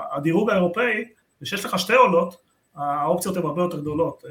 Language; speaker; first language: Hebrew; early bilingual, other home language; Spanish